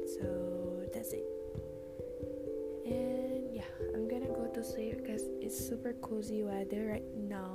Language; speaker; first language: English; non-native, local second language; Malay